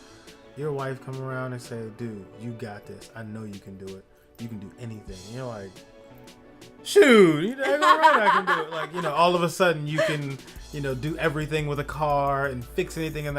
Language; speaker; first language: English; native; English